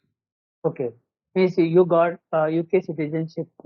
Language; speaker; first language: English; non-native, learner; Marathi